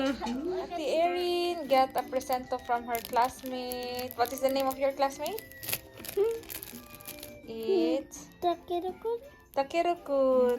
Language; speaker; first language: English; non-native, local second language; Filipino